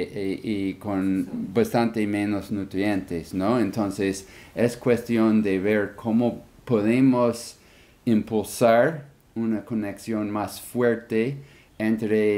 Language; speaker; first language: Spanish; non-native, fluent; English